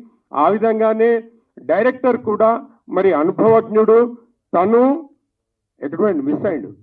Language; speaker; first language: Telugu; native; Telugu